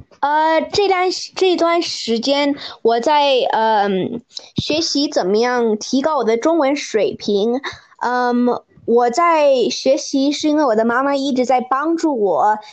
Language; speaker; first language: Chinese; early bilingual, heritage; Chinese